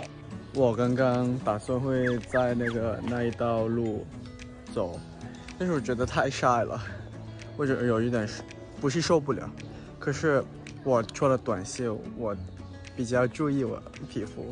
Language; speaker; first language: Chinese; non-native, fluent; Thai